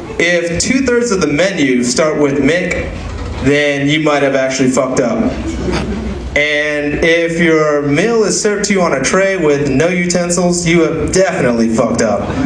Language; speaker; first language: English; native; English